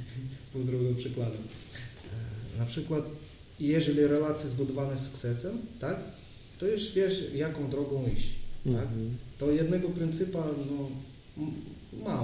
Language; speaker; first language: Polish; non-native, learner; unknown